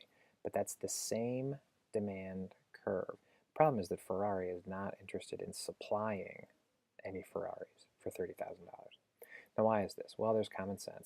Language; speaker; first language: English; native; English